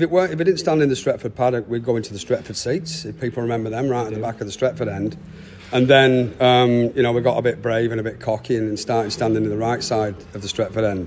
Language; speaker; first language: English; native; English